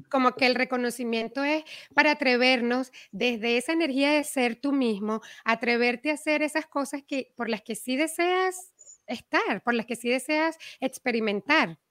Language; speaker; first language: Spanish; native; Spanish